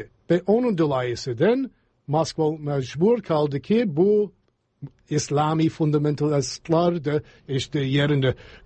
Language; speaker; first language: Turkish; non-native, fluent; English